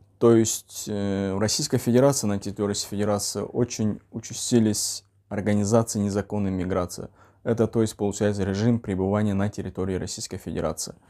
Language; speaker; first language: Russian; non-native, local second language; Uzbek